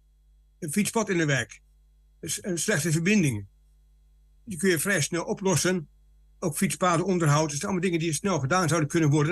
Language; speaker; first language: Dutch; native; Dutch